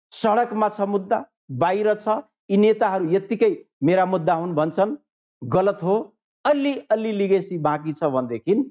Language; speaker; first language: Nepali; non-native, local second language; Maithili